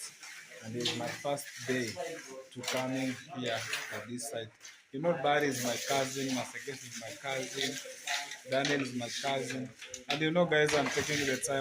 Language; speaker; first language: English; non-native, learner; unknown